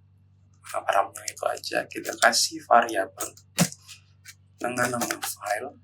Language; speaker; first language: Indonesian; native; Indonesian